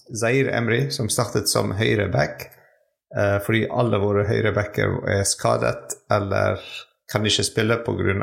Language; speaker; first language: Norwegian; non-native, fluent; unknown